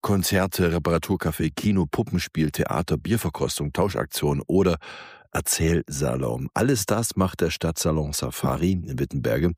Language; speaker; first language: German; native; German